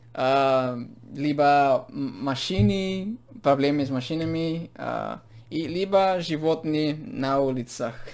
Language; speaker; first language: Russian; non-native, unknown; English